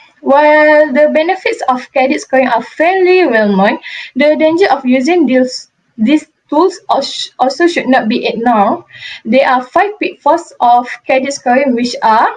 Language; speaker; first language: English; non-native, local second language; Malay